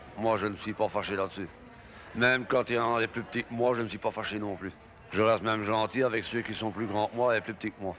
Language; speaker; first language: French; native; French